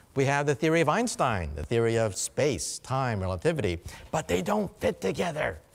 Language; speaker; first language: English; native; English